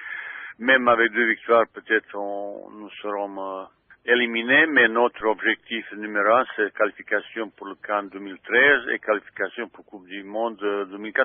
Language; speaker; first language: French; non-native, fluent; Bosnian